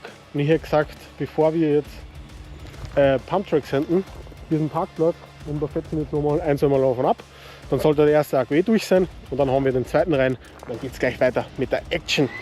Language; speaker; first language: German; native; German